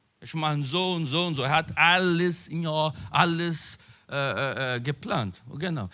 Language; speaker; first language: German; non-native, learner; Portuguese